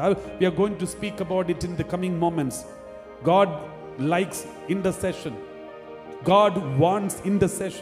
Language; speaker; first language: English; non-native, local second language; Malayalam